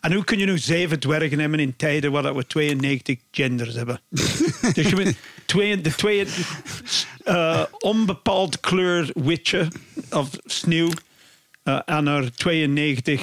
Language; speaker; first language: Dutch; non-native, fluent; English